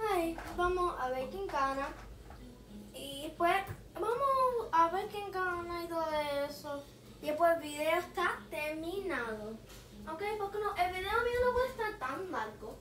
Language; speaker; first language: Spanish; early bilingual, heritage; Spanish